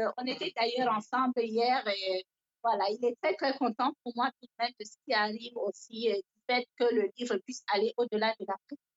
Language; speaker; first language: French; non-native, local second language; Fula